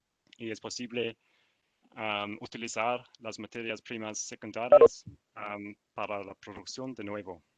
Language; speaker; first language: Spanish; non-native, learner; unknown